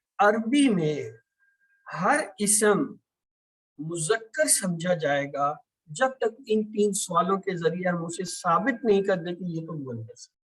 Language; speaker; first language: Urdu; native; Urdu